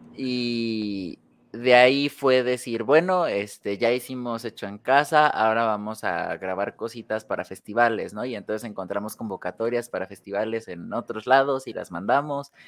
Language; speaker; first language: Spanish; native; Spanish